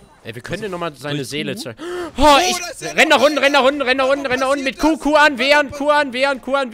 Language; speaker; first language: German; native; German